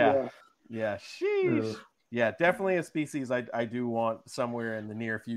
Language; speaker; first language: English; native; English